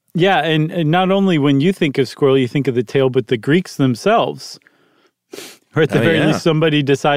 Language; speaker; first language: English; native; English